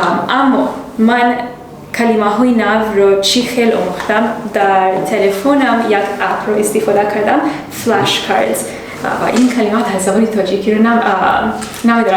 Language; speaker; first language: Persian; non-native, learner; English